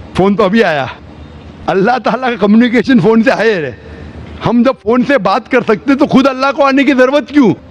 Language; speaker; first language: Urdu; non-native, local second language; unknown